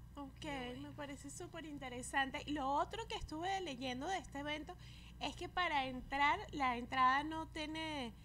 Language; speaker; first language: Spanish; native; Spanish